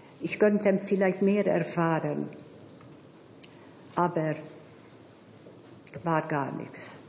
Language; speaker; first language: German; non-native, fluent; Hungarian